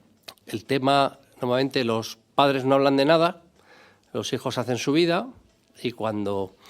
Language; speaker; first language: Spanish; native; Spanish